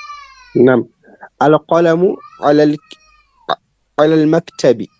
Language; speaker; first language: Arabic; non-native, learner; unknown